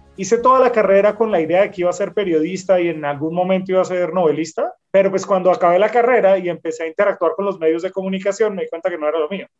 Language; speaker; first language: Spanish; native; Spanish